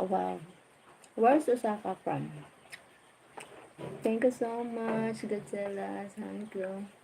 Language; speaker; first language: English; non-native, learner; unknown